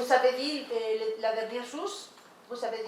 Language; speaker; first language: French; non-native, learner; Spanish